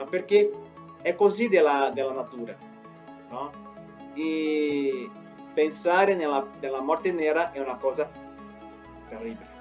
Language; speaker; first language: Italian; non-native, fluent; Spanish